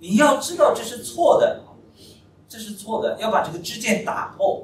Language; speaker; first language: Chinese; native; Chinese